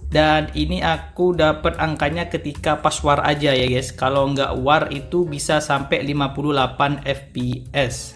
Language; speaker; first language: Indonesian; native; Indonesian